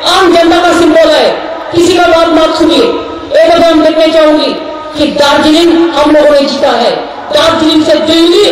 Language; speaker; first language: Hindi; non-native, local second language; Bangla